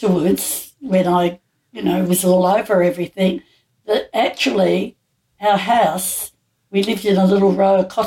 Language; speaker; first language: English; native; English